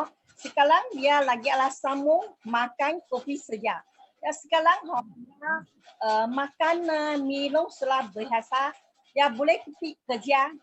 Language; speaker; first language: Indonesian; non-native, local second language; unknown